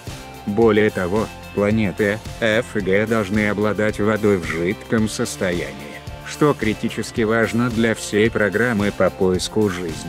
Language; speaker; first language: Russian; native; Russian